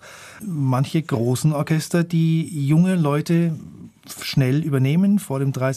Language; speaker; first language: German; native; German